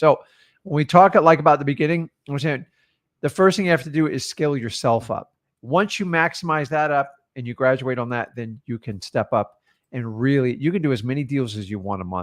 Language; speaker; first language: English; native; English